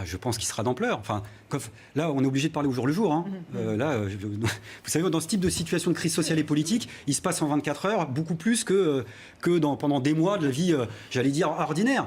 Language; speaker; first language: French; native; French